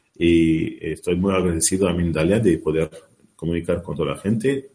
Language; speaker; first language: Spanish; non-native, learner; Arabic